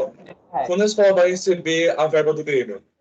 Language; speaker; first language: Portuguese; native; Portuguese